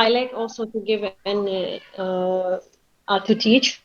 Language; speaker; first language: English; non-native, learner; Arabic